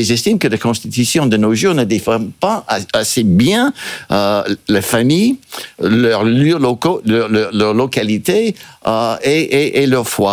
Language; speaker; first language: French; non-native, fluent; English